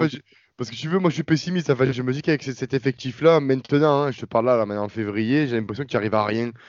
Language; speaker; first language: French; native; French